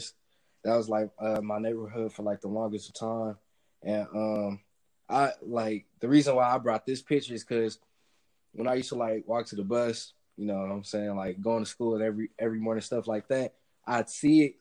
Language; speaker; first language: English; native; English